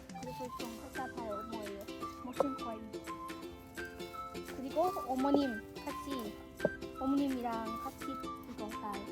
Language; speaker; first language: Korean; non-native, learner; Lao